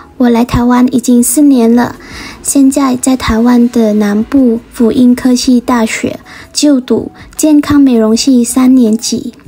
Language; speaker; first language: Chinese; non-native, fluent; Vietnamese